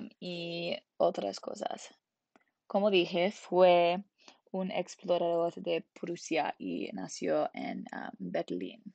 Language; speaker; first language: Spanish; non-native, learner; English